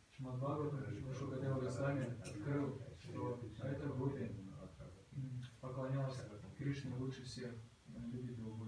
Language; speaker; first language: Russian; native; Russian